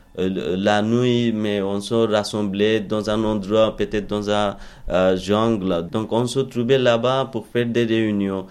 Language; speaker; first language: French; non-native, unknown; Bangla